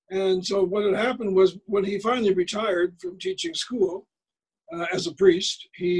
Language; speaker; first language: English; native; English